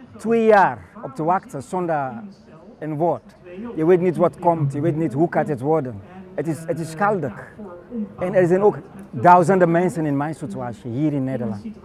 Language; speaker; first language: Dutch; non-native, fluent; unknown